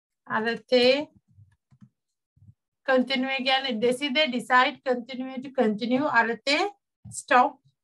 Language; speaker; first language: English; non-native, local second language; Sinhala